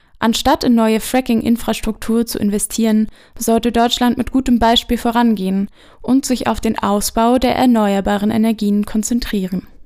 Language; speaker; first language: German; native; German